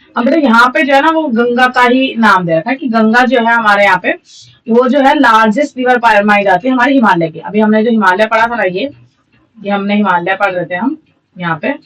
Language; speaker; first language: Hindi; native; Hindi